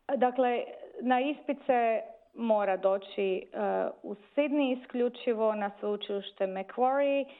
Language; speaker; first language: Croatian; native; Croatian